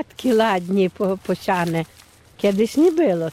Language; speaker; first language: Polish; non-native, local second language; Ukrainian